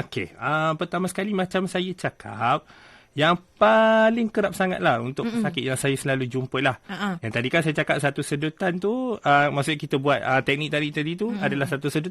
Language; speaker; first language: Malay; native; Malay